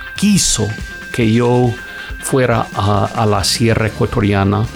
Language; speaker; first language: Spanish; non-native, fluent; English